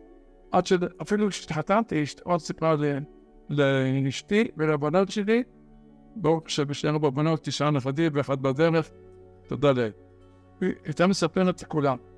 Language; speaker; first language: Hebrew; early bilingual, other home language; Arabic